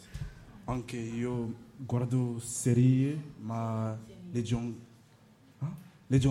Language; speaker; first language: Italian; non-native, learner; French